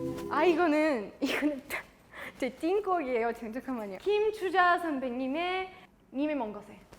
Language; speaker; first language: Korean; non-native, fluent; Russian